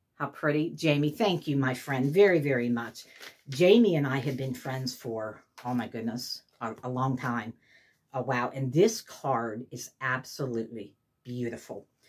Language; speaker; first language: English; native; English